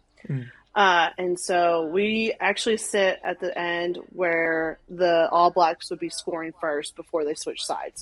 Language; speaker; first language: English; native; English